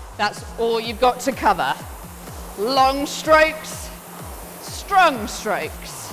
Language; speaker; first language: English; native; English